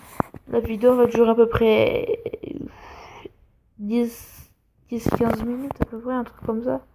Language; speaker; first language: French; native; French